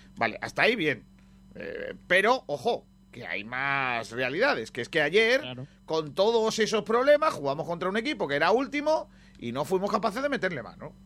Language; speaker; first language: Spanish; native; Spanish